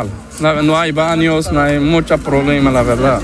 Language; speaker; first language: Spanish; non-native, learner; Arabic